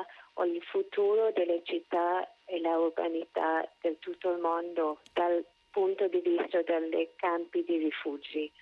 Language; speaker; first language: Italian; non-native, fluent; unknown